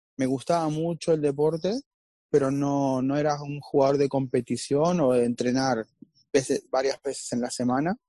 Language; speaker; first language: Spanish; native; Spanish